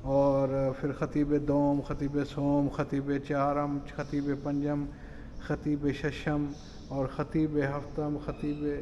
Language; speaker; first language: Urdu; non-native, local second language; Sindhi